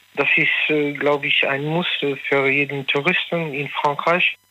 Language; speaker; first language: German; non-native, learner; French